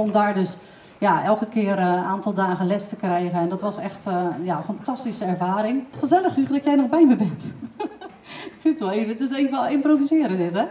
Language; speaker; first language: Dutch; native; Dutch